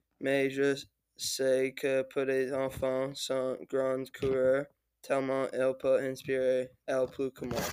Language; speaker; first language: French; non-native, learner; English